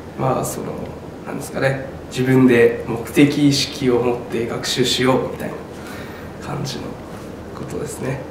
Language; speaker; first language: Japanese; native; Japanese